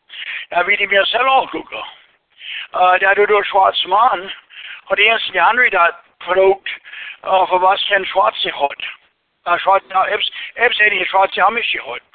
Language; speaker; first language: German; early bilingual, heritage; Pennsylvania German